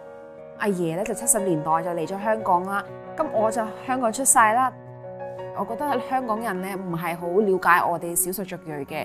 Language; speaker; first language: Cantonese; early bilingual, other home language; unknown